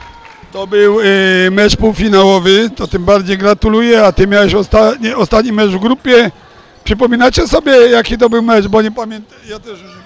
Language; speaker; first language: Polish; native; Polish